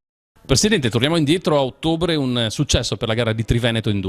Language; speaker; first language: Italian; native; Italian